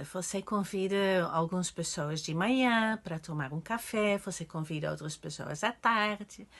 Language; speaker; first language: Portuguese; non-native, fluent; Dutch